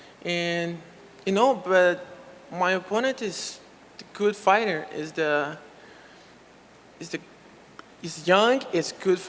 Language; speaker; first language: English; non-native, local second language; Portuguese